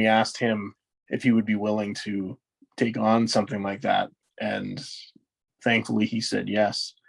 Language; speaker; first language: English; native; English